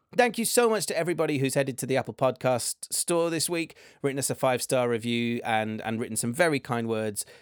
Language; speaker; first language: English; native; English